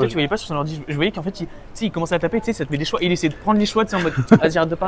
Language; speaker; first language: French; native; French